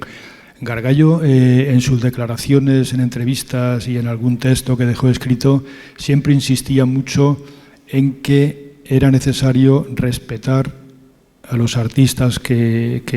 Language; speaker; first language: Spanish; native; Spanish